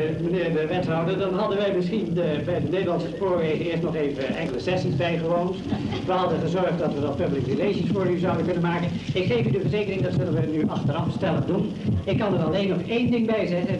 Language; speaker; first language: Dutch; native; Dutch